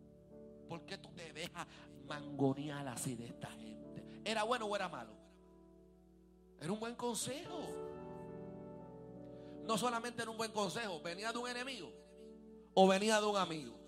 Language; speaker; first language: Spanish; native; Spanish